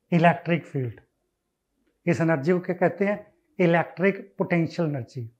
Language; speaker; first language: Hindi; non-native, local second language; Punjabi